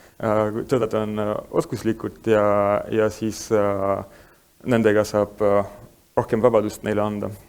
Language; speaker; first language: Estonian; non-native, fluent; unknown